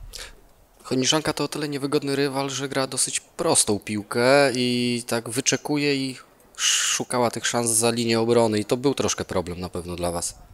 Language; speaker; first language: Polish; native; Polish